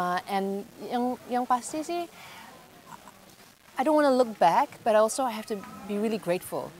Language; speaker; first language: English; early bilingual, heritage; English